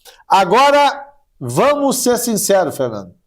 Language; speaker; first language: Portuguese; native; Portuguese